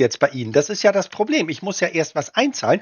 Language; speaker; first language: German; native; German